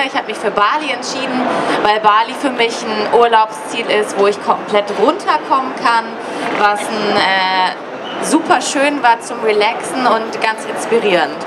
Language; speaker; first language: German; native; German